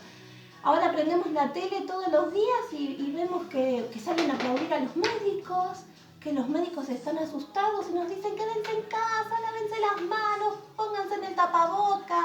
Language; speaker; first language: Spanish; native; Spanish